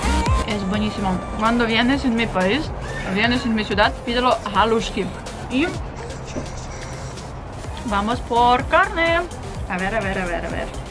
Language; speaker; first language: Spanish; non-native, fluent; Russian